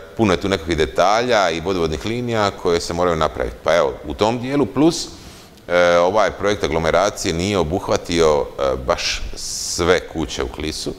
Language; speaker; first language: Croatian; native; Croatian